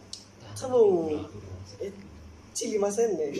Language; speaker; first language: Japanese; non-native, learner; Thai